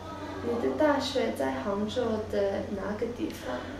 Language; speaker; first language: Chinese; non-native, learner; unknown